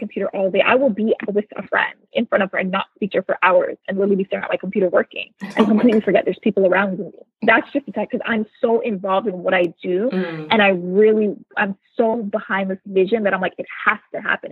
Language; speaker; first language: English; native; English